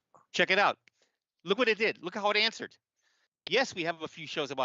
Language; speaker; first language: English; native; English